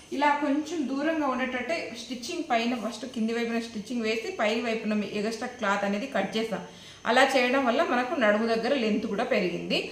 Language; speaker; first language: Telugu; native; Telugu